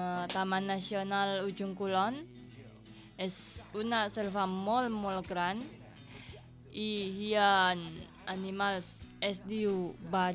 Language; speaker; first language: Catalan; non-native, learner; Indonesian